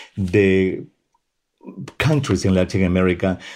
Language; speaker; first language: English; non-native, fluent; Spanish